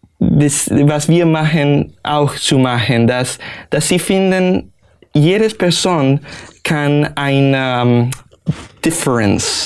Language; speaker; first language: German; non-native, learner; Spanish